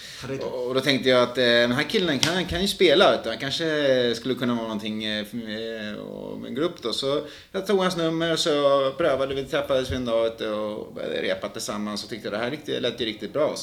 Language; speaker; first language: Swedish; native; Swedish